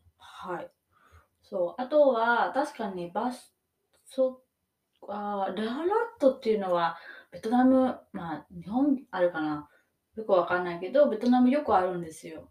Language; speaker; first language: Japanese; non-native, fluent; Vietnamese